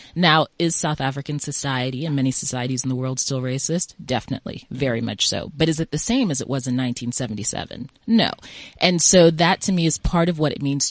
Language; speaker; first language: English; native; English